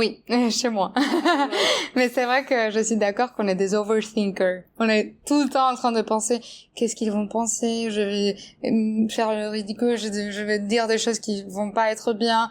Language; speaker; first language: French; non-native, fluent; Spanish